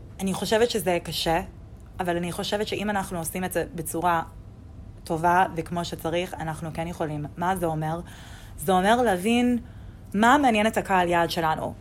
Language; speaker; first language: Hebrew; non-native, fluent; English